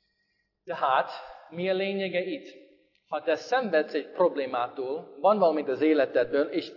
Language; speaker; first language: Hungarian; non-native, fluent; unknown